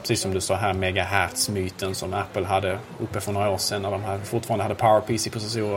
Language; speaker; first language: Swedish; native; Swedish